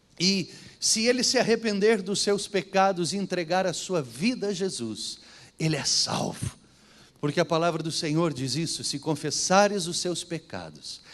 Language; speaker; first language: Portuguese; native; Portuguese